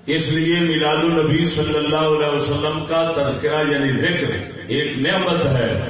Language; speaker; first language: Urdu; non-native, local second language; Punjabi